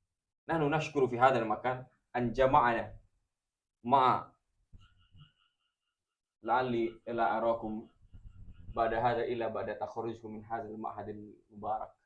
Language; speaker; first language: Arabic; non-native, fluent; Indonesian